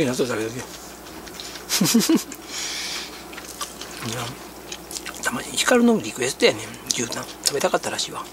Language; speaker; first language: Japanese; native; Japanese